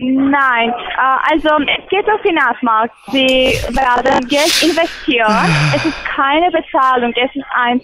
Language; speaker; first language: German; non-native, learner; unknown